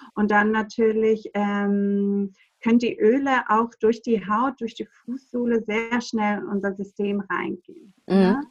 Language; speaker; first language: German; non-native, fluent; Greek